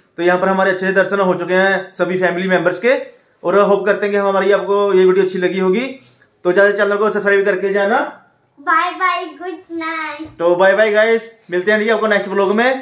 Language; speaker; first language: Hindi; non-native, local second language; Punjabi